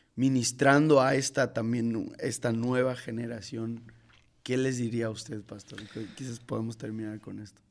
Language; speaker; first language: Spanish; native; Spanish